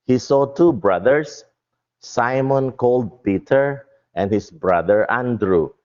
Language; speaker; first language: English; non-native, local second language; Filipino